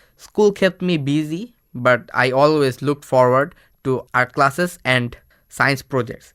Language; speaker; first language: English; non-native, local second language; Bangla